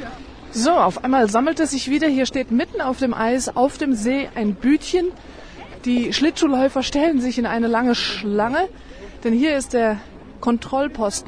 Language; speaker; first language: German; native; German